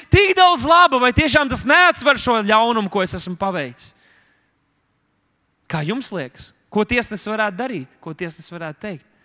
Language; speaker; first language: Latvian; native; Latvian